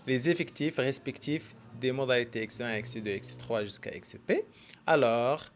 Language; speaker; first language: French; non-native, local second language; Arabic